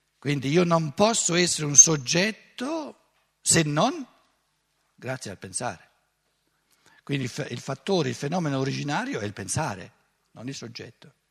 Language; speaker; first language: Italian; native; Italian